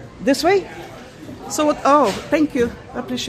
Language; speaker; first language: English; non-native, fluent; Polish